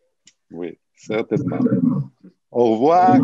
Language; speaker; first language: French; non-native, learner; Italian